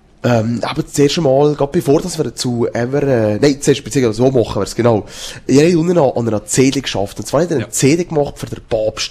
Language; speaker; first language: German; native; German